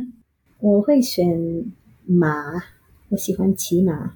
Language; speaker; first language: Chinese; non-native, fluent; Vietnamese